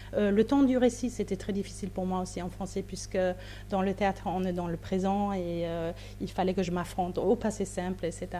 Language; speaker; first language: French; non-native, fluent; German